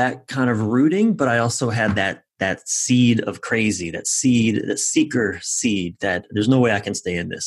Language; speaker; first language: English; native; English